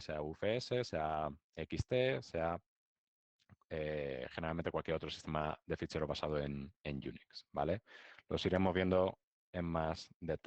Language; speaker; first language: Spanish; native; Spanish